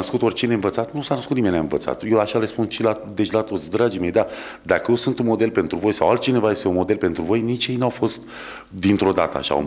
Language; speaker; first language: Romanian; native; Romanian